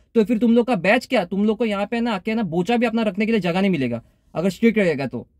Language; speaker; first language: Hindi; non-native, local second language; Marathi